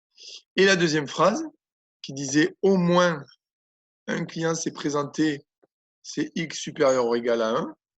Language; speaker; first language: French; native; French